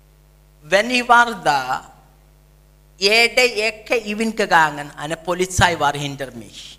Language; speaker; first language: German; non-native, learner; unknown